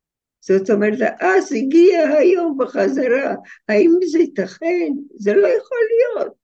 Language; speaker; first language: Hebrew; non-native, fluent; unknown